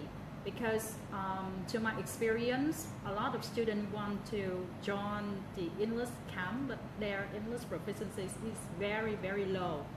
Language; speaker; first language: English; non-native, fluent; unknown